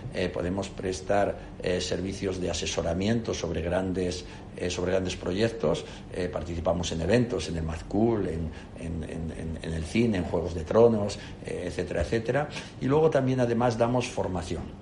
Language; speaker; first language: Spanish; native; Spanish